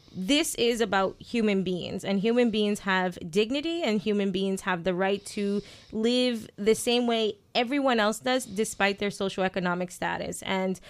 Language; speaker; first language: English; native; English